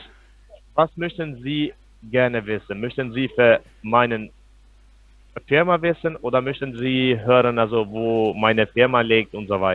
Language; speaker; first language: German; non-native, fluent; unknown